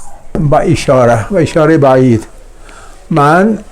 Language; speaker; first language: Persian; non-native, fluent; Urdu